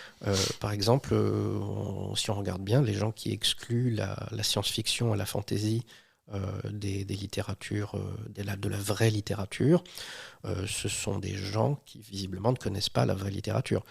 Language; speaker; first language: French; native; French